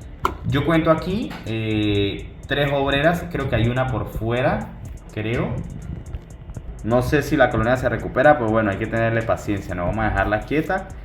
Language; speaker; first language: Spanish; native; Spanish